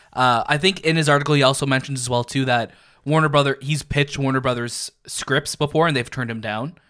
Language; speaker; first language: English; native; English